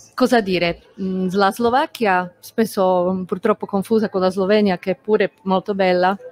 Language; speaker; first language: Italian; non-native, fluent; Slovak